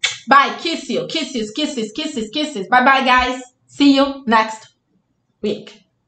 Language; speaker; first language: English; non-native, fluent; Portuguese